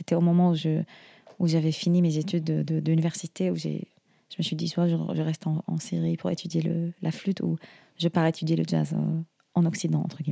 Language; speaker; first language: French; non-native, fluent; Arabic